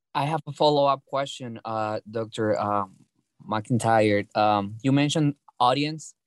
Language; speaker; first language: English; non-native, fluent; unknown